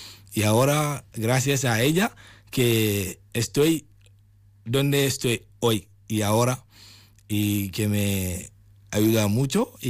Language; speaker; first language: Spanish; non-native, learner; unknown